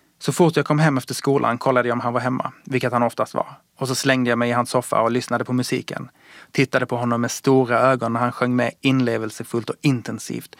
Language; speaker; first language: Swedish; early bilingual, other home language; Persian